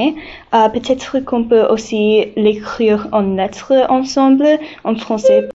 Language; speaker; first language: French; non-native, learner; English